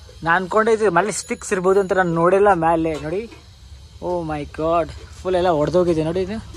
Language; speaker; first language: Kannada; non-native, local second language; Urdu